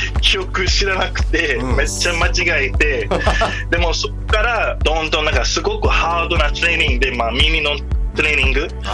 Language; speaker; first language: Japanese; non-native, fluent; English